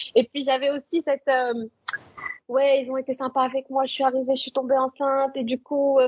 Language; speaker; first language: French; non-native, local second language; Arabic